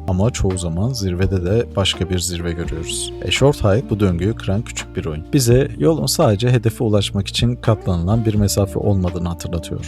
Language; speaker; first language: Turkish; native; Turkish